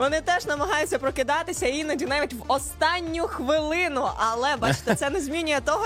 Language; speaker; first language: Ukrainian; native; Ukrainian